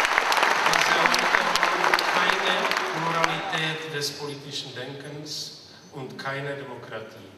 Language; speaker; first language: German; non-native, fluent; Czech